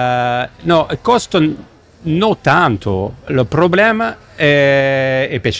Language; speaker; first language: Italian; non-native, learner; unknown